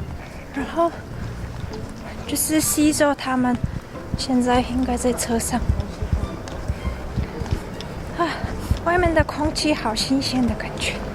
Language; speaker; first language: Chinese; non-native, fluent; Mongolian